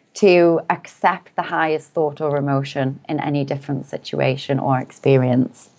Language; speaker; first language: English; native; English